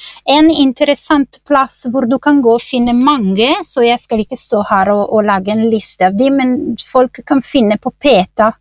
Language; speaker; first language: Norwegian; non-native, fluent; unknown